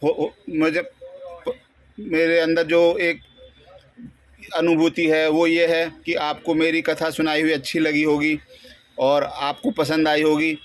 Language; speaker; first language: Hindi; native; Hindi